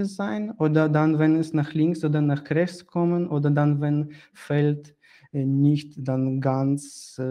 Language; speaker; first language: German; non-native, fluent; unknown